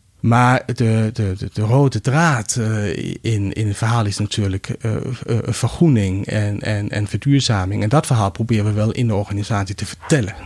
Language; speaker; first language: Dutch; non-native, fluent; Danish